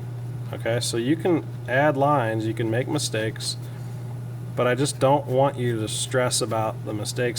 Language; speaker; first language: English; native; English